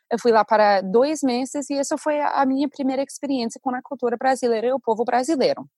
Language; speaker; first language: Portuguese; non-native, fluent; English